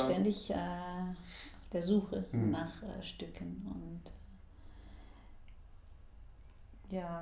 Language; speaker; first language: German; non-native, fluent; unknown